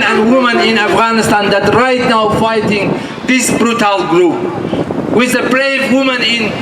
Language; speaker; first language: English; non-native, fluent; Persian